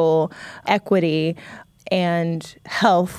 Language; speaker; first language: English; native; English